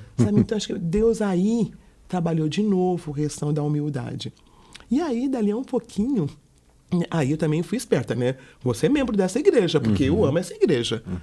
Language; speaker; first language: Portuguese; native; Portuguese